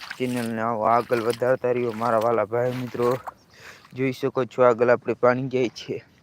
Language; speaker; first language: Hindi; non-native, local second language; Gujarati